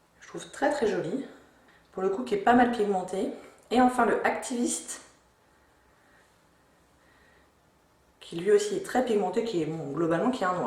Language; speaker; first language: French; native; French